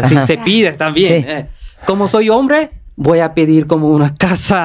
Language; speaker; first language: Spanish; non-native, learner; Bangla